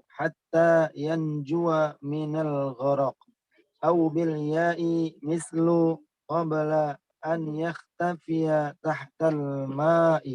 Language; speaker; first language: Arabic; non-native, learner; Indonesian